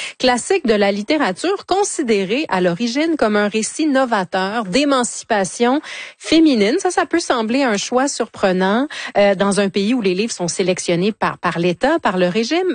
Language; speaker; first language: French; native; French